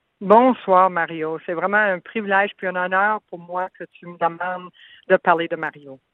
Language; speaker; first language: French; native; French